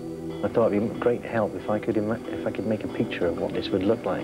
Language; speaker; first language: English; native; English